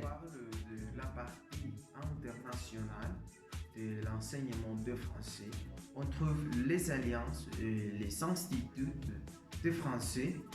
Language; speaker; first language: French; non-native, learner; Spanish